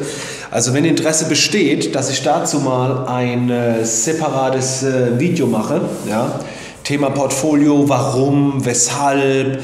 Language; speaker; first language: German; native; German